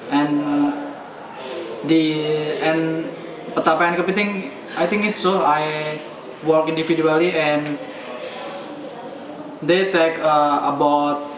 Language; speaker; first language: English; non-native, learner; Indonesian